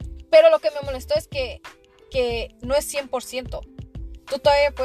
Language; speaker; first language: Spanish; early bilingual, heritage; Spanish